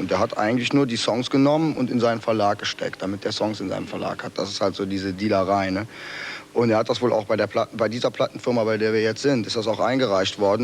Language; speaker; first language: German; native; German